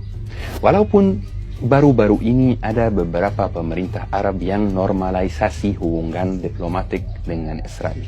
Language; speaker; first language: Indonesian; non-native, fluent; Arabic